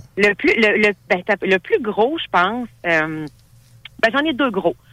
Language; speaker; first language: French; native; French